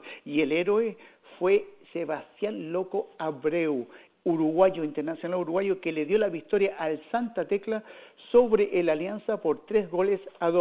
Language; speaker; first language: Spanish; native; Spanish